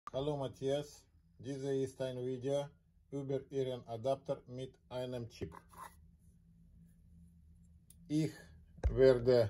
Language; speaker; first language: German; non-native, learner; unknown